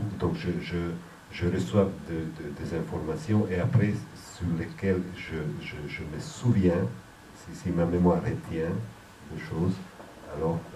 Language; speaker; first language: French; non-native, fluent; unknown